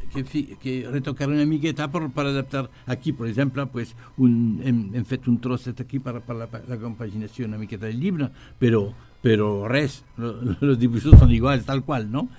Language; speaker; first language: Catalan; non-native, learner; French